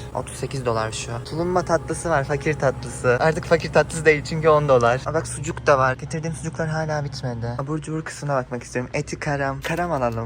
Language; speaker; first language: Turkish; native; Turkish